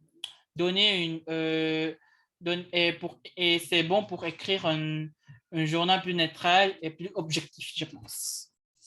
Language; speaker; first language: French; non-native, learner; English